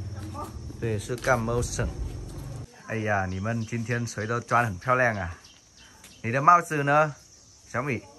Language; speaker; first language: Chinese; non-native, fluent; Vietnamese